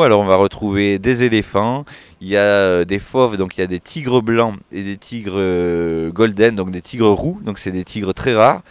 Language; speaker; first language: French; native; French